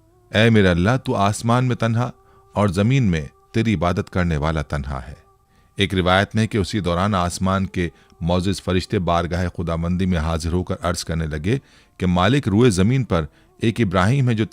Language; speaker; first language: Urdu; native; Urdu